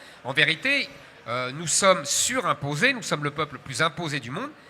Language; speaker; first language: French; native; French